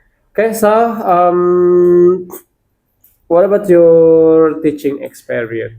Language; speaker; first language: English; non-native, learner; Indonesian